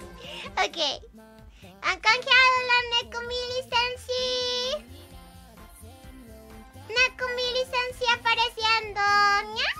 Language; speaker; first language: Spanish; native; Spanish